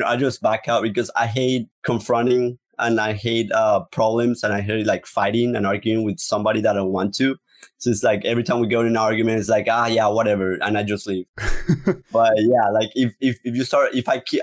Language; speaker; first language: English; non-native, fluent; Spanish